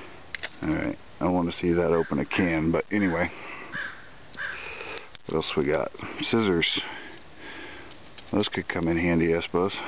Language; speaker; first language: English; native; English